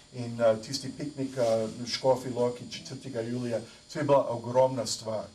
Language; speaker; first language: Slovenian; early bilingual, heritage; English